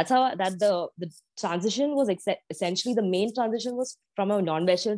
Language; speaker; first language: English; non-native, local second language; Malayalam